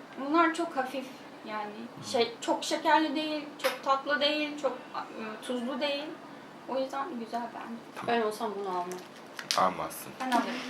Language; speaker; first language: Turkish; native; Turkish